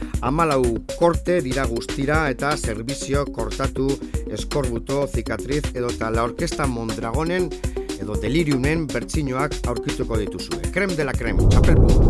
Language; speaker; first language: Basque; native; Basque